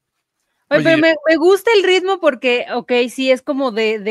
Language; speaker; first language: Spanish; native; Spanish